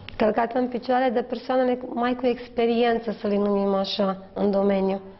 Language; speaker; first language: Romanian; native; Romanian